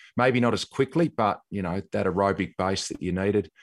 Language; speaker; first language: English; native; English